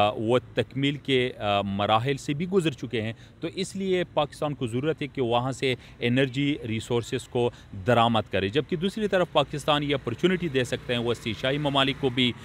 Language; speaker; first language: Urdu; non-native, local second language; Pashto